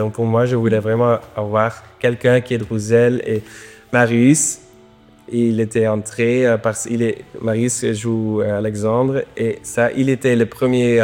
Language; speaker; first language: French; non-native, learner; Dutch